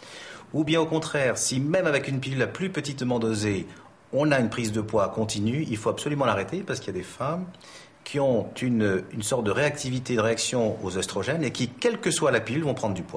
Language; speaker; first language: French; native; French